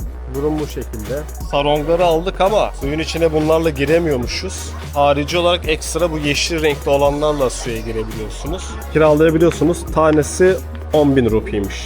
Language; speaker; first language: Turkish; native; Turkish